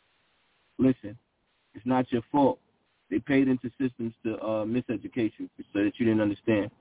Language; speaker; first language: English; native; English